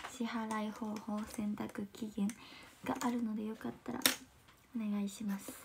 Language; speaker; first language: Japanese; native; Japanese